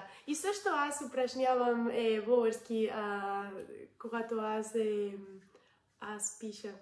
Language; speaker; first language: Bulgarian; non-native, learner; Spanish